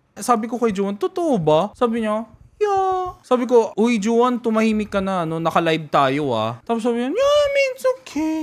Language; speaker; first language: Filipino; non-native, fluent; Korean